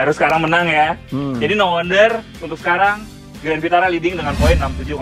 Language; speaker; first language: Indonesian; native; Indonesian